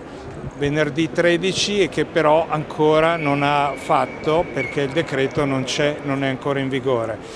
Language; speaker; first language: Italian; native; Italian